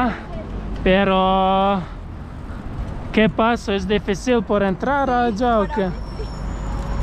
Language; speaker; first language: Spanish; non-native, learner; Croatian